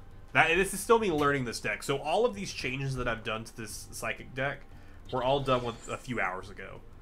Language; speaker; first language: English; native; English